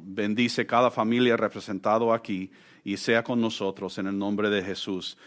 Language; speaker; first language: Spanish; non-native, fluent; English